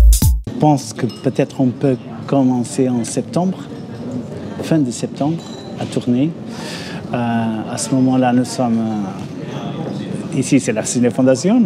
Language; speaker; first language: French; non-native, fluent; Portuguese